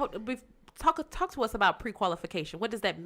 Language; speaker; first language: English; native; English